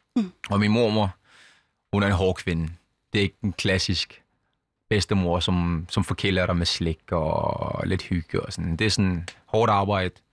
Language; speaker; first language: Danish; early bilingual, other home language; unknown